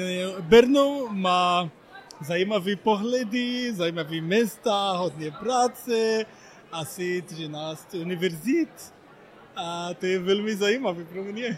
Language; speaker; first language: Czech; non-native, learner; Arabic